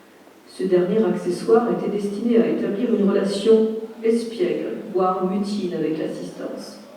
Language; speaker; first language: French; native; French